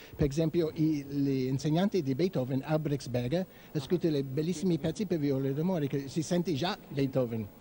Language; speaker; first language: Italian; non-native, fluent; English